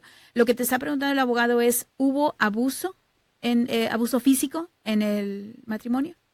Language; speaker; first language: Spanish; native; Spanish